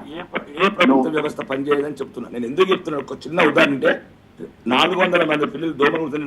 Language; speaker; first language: Telugu; native; Telugu